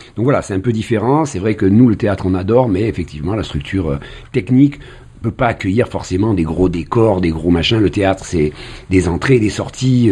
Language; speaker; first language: French; native; French